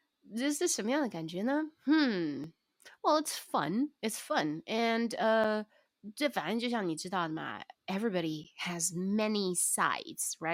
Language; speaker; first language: English; non-native, fluent; Chinese